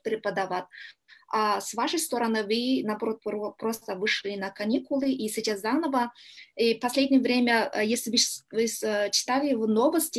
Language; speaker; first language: Russian; non-native, learner; Kyrgyz